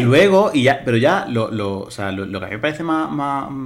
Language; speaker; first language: Spanish; native; Spanish